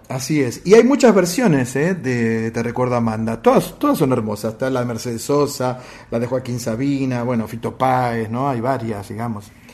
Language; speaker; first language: Spanish; native; Spanish